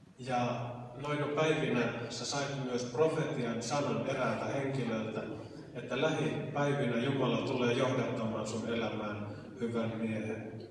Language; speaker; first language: Finnish; native; Finnish